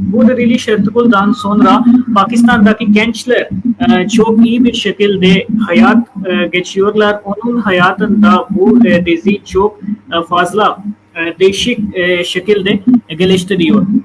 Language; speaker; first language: Turkish; non-native, fluent; Urdu